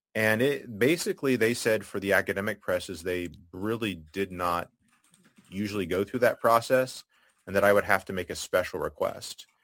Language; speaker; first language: English; native; English